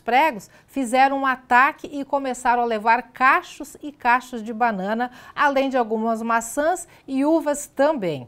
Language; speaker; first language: Portuguese; native; Portuguese